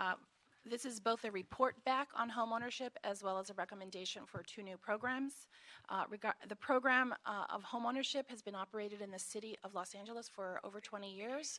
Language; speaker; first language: English; native; English